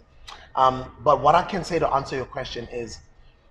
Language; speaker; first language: English; non-native, local second language; Zulu